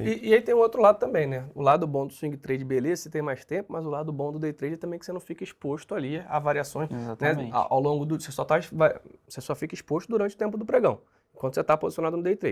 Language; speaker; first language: Portuguese; native; Portuguese